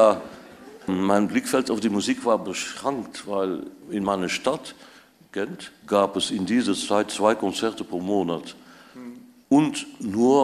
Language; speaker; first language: German; non-native, fluent; Dutch